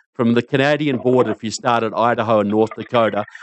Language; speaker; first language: English; native; English